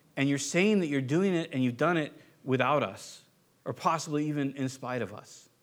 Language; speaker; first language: English; native; English